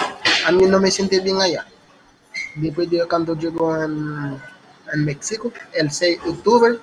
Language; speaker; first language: Spanish; non-native, learner; Haitian Creole